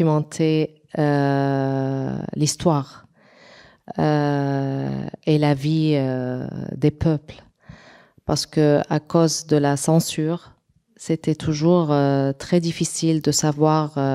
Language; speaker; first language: French; non-native, local second language; Arabic